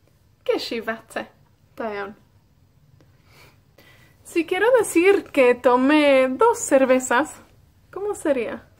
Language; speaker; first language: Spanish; non-native, fluent; Welsh